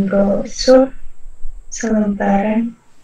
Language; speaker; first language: Korean; non-native, learner; Indonesian